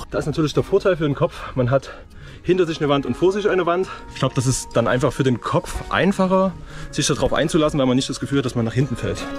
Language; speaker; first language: German; native; German